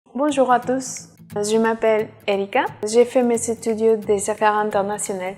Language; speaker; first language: French; non-native, learner; Spanish